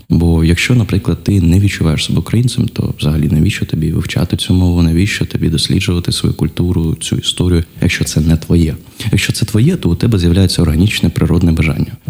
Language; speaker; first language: Ukrainian; non-native, local second language; Russian